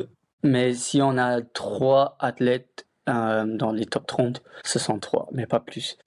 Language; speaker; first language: French; non-native, fluent; Luxembourgish